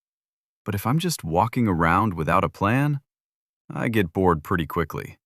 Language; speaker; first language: English; native; English